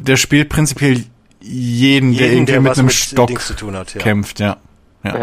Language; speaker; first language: German; native; German